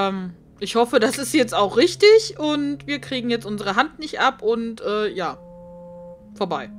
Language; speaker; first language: German; native; German